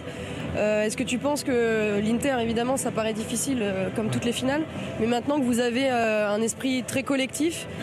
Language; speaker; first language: French; native; French